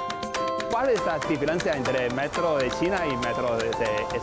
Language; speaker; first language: Spanish; non-native, learner; Chinese